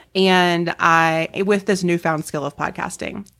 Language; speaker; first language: English; native; English